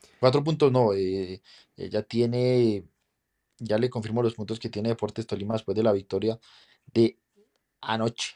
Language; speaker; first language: Spanish; native; Spanish